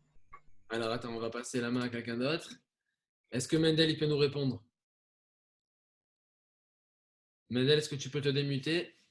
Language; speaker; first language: French; native; French